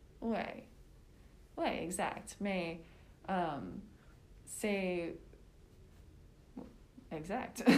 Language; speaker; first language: French; non-native, learner; English